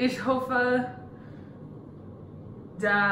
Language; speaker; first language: German; non-native, learner; English